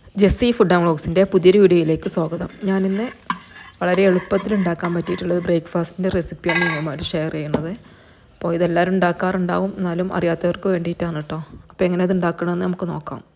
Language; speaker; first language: Malayalam; native; Malayalam